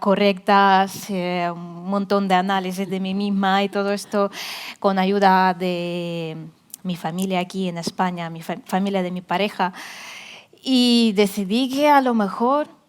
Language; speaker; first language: Spanish; non-native, fluent; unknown